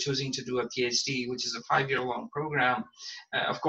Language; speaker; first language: English; non-native, local second language; Bangla